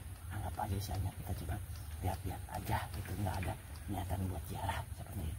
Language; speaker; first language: Indonesian; native; Indonesian